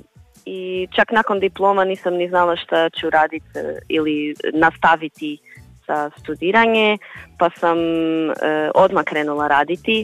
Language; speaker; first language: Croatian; non-native, learner; Portuguese